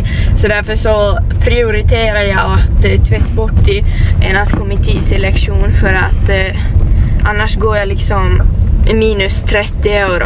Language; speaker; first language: Swedish; native; Swedish